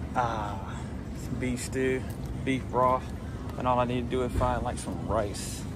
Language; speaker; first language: English; native; English